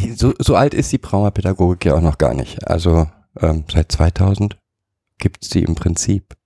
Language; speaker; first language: German; native; German